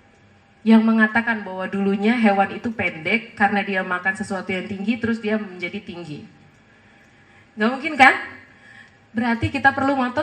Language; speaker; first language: Indonesian; native; Indonesian